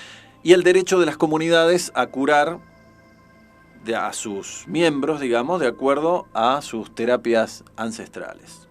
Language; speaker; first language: Spanish; native; Spanish